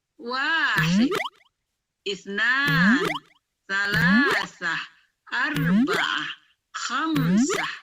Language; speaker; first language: Arabic; non-native, fluent; Indonesian